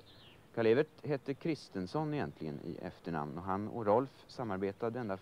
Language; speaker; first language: Swedish; native; Swedish